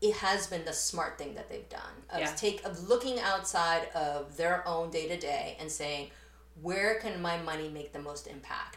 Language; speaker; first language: English; early bilingual, other home language; Spanish